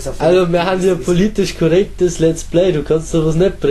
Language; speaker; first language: German; native; German